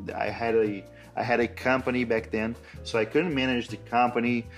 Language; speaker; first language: English; non-native, fluent; Portuguese